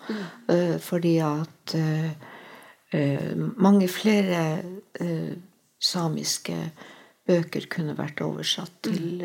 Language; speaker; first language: Norwegian; non-native, local second language; Northern Sami